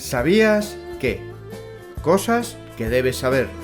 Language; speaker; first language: Spanish; native; Spanish